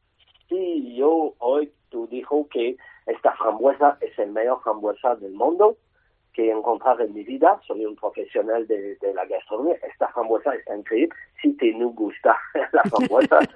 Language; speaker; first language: Spanish; non-native, learner; French